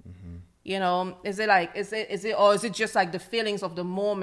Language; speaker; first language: English; non-native, local second language; French